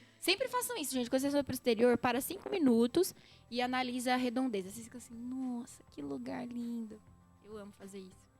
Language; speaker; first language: Portuguese; native; Portuguese